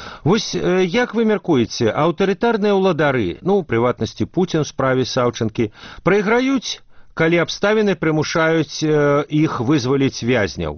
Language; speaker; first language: Belarusian; native; Belarusian